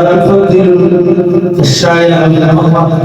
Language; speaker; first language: Arabic; non-native, learner; Bangla